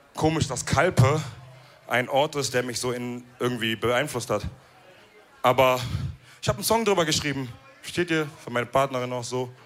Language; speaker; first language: German; early bilingual, other home language; Wolof